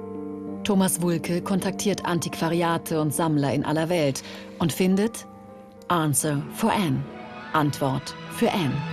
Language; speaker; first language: German; native; German